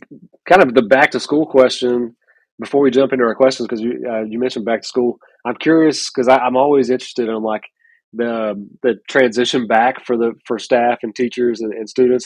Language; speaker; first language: English; native; English